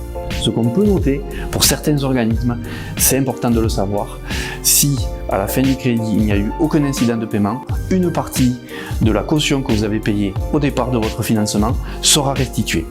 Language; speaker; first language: French; native; French